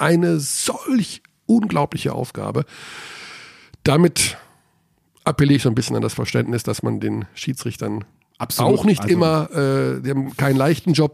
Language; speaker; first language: German; native; German